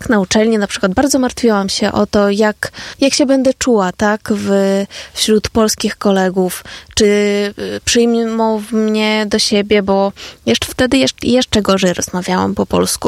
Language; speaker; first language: Polish; non-native, fluent; Ukrainian